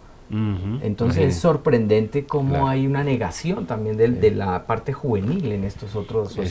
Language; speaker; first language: Spanish; native; Spanish